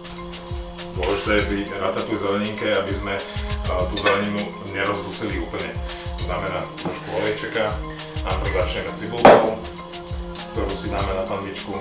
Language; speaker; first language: Slovak; native; Slovak